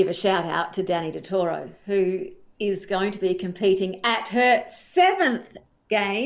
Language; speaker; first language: English; native; English